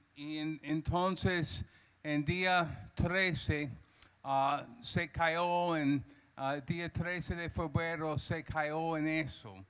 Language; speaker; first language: Spanish; non-native, learner; English